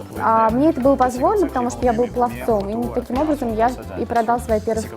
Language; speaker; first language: Russian; native; Russian